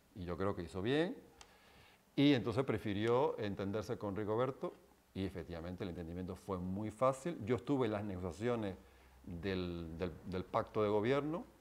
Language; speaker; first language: Spanish; native; Spanish